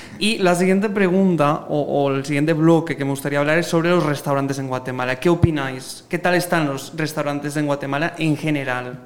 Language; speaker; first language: Spanish; native; Spanish